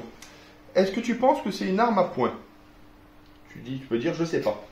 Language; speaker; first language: French; native; French